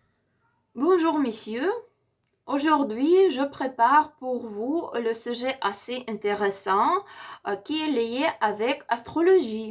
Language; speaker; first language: French; non-native, learner; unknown